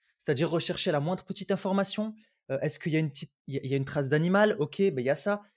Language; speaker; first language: French; early bilingual, other home language; Arabic